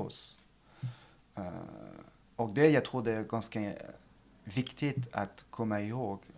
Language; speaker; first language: Swedish; non-native, fluent; French